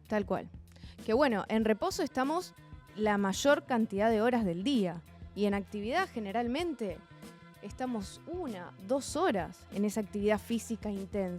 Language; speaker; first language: Spanish; native; Spanish